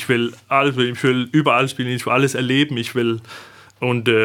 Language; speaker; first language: German; non-native, fluent; Danish